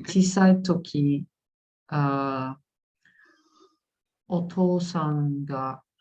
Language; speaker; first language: Japanese; non-native, learner; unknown